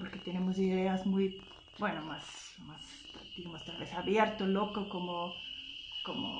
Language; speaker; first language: Spanish; non-native, fluent; German